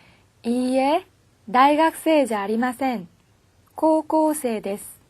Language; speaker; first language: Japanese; non-native, fluent; Korean